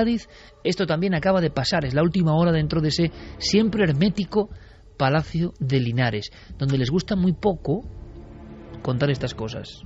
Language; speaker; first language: Spanish; native; Spanish